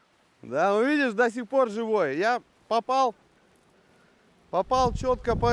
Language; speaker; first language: Russian; native; Russian